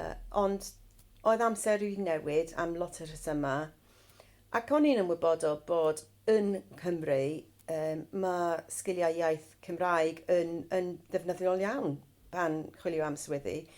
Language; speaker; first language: Welsh; non-native, fluent; English